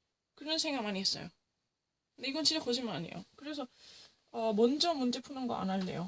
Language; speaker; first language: Korean; early bilingual, heritage; English